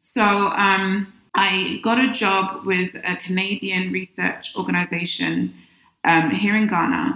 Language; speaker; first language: English; native; English